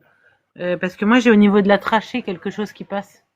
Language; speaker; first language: French; native; French